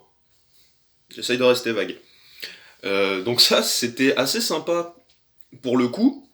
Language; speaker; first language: French; native; French